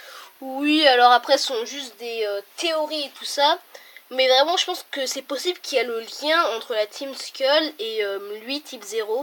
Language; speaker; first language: French; native; French